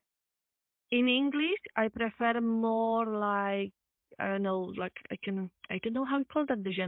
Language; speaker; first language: English; non-native, fluent; Polish